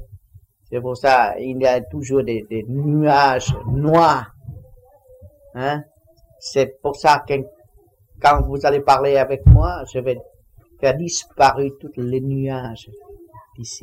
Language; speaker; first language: French; non-native, learner; Vietnamese